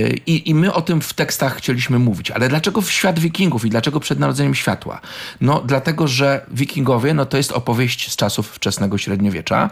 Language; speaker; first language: Polish; native; Polish